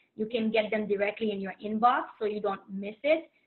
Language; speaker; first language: English; early bilingual, other home language; Haitian Creole